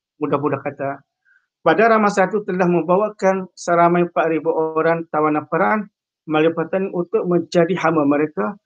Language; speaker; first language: Malay; native; Malay